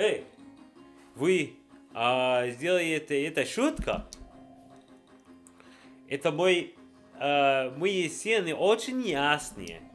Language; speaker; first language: Russian; non-native, learner; English